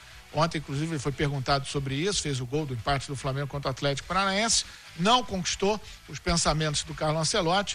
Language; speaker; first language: Portuguese; native; Portuguese